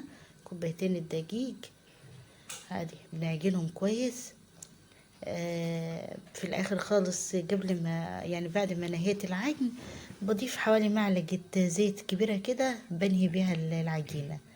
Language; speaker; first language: Arabic; native; Arabic